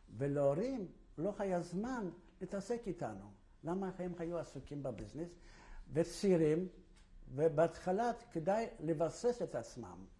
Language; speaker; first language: Hebrew; non-native, fluent; Polish